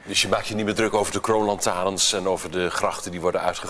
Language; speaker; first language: Dutch; native; Dutch